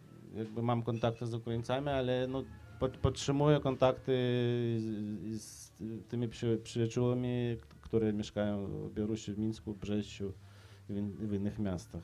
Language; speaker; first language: Polish; non-native, fluent; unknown